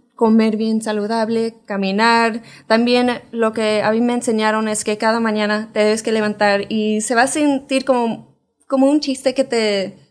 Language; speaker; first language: Spanish; early bilingual, heritage; Spanish